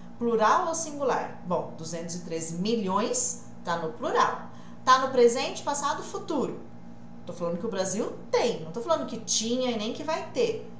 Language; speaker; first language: Portuguese; native; Portuguese